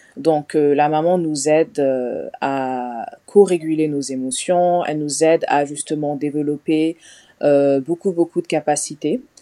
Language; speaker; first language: French; non-native, local second language; Wolof